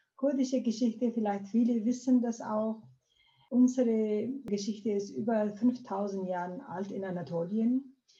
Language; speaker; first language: German; non-native, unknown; Kurdish